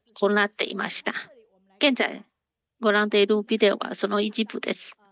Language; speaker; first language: Japanese; non-native, learner; Chinese